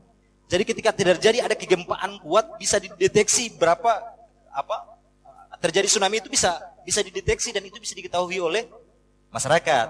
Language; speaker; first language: Indonesian; native; Indonesian